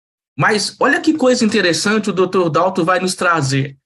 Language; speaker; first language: Portuguese; native; Portuguese